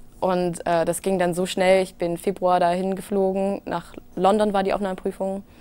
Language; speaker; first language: German; early bilingual, other home language; English